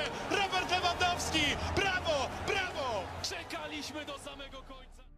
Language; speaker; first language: Polish; native; Polish